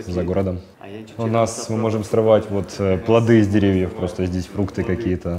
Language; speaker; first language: Russian; non-native, fluent; Portuguese